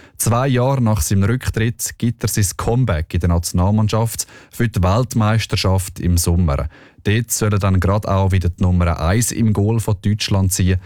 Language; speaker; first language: German; native; German